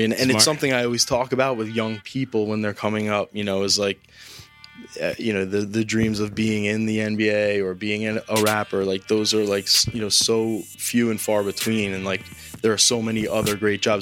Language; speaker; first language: English; native; English